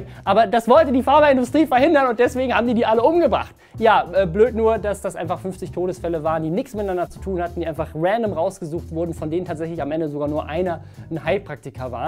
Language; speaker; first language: German; native; German